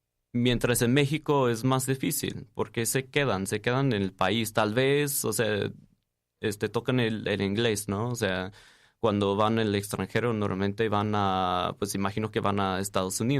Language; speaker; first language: Spanish; non-native, fluent; English